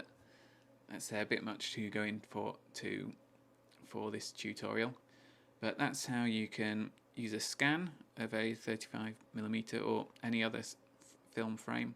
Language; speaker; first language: English; native; English